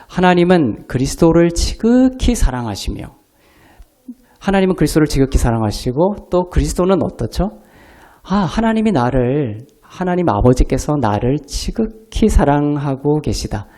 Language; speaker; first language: Korean; native; Korean